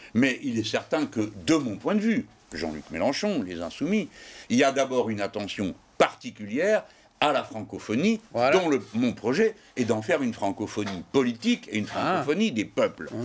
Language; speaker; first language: French; native; French